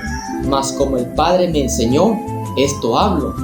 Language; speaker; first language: Spanish; native; Spanish